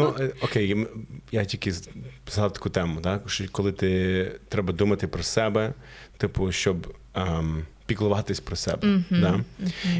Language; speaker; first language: Ukrainian; non-native, fluent; English